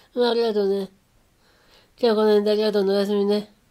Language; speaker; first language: Japanese; native; Japanese